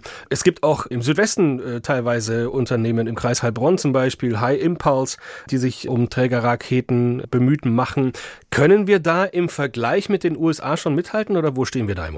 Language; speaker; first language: German; native; German